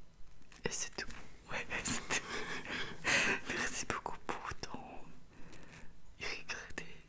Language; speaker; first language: French; non-native, learner; Russian